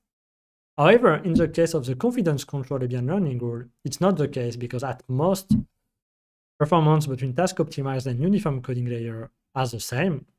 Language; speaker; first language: English; non-native, fluent; French